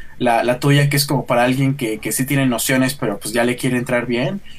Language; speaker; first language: Spanish; native; Spanish